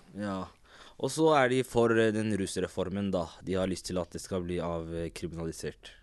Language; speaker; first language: Norwegian; native; Norwegian